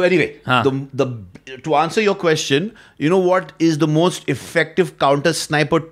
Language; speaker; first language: English; non-native, local second language; Hindi